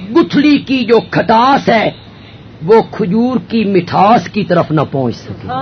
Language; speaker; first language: Urdu; non-native, local second language; Punjabi